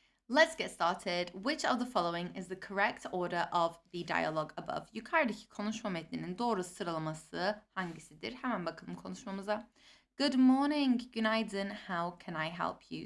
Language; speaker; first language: English; non-native, fluent; Turkish